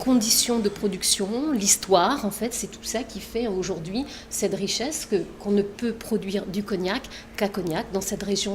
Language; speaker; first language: French; native; French